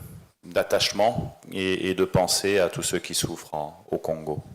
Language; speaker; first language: French; native; French